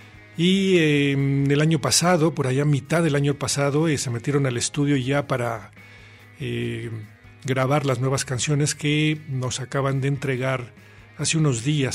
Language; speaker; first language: Spanish; native; Spanish